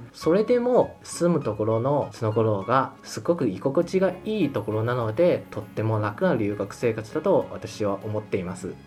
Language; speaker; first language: Japanese; non-native, fluent; Chinese